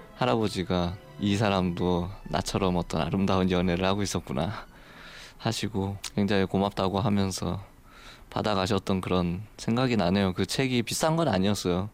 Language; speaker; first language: Korean; native; Korean